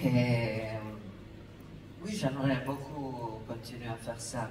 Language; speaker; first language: French; non-native, fluent; Italian